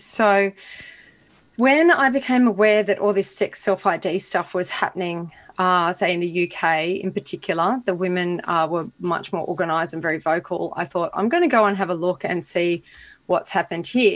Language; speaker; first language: English; native; English